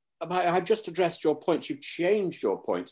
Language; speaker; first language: English; native; English